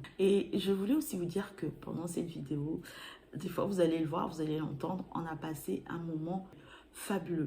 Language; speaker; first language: French; native; French